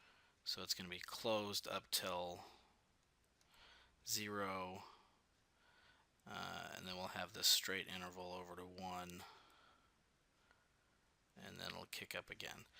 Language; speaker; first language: English; native; English